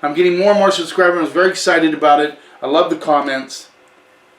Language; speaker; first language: English; native; English